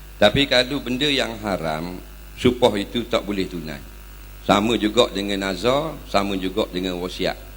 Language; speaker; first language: Malay; native; Malay